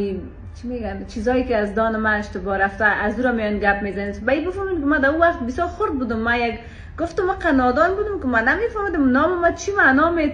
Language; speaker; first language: Persian; native; Persian